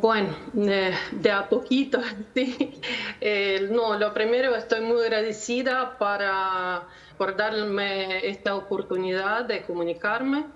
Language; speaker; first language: Spanish; non-native, learner; Ukrainian